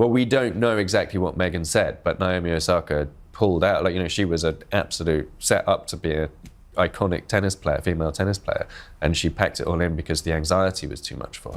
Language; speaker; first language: English; native; English